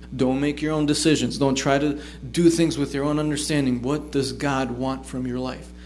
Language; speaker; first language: English; native; English